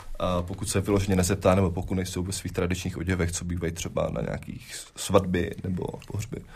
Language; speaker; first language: Czech; native; Czech